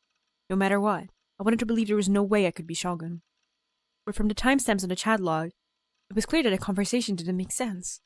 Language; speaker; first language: English; non-native, fluent; Polish